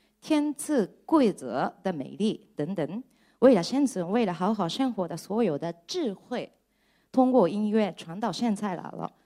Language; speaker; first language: Chinese; non-native, fluent; Japanese